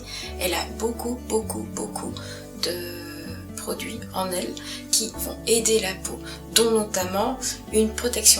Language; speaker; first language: French; native; French